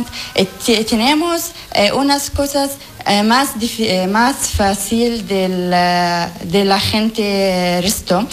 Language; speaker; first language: Spanish; non-native, learner; Arabic